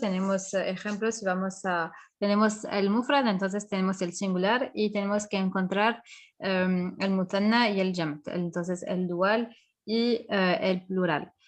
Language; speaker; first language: Spanish; non-native, fluent; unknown